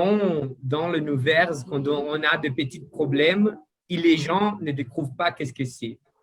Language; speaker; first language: French; non-native, learner; Portuguese